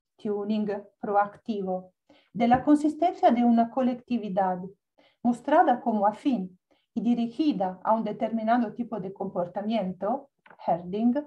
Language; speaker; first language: Spanish; non-native, learner; Italian